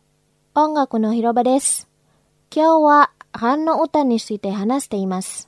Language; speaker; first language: Japanese; non-native, fluent; Indonesian